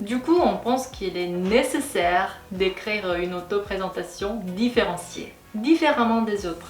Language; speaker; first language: French; non-native, fluent; Korean